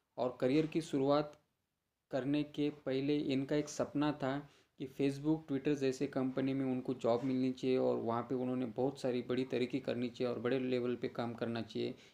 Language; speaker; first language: Hindi; non-native, local second language; Marathi